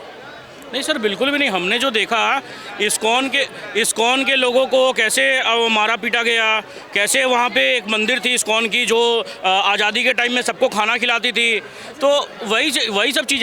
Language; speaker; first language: Hindi; native; Hindi